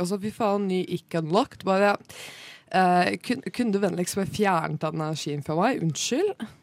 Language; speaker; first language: Norwegian; native; Norwegian